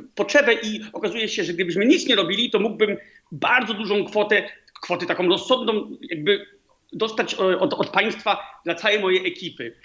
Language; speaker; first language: Polish; early bilingual, heritage; Polish